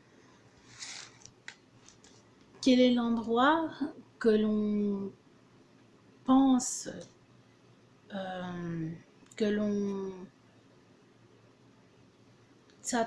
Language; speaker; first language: French; early bilingual, other home language; Portuguese